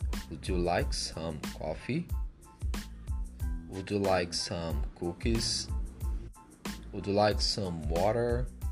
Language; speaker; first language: English; non-native, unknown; Portuguese